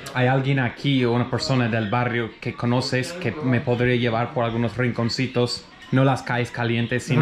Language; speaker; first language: Spanish; non-native, fluent; English